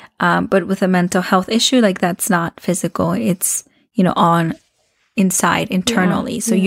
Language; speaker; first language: English; early bilingual, other home language; Spanish